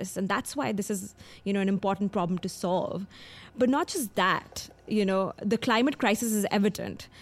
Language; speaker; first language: English; non-native, local second language; Hindi